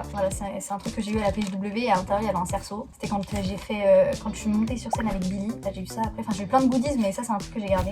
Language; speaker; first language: French; native; French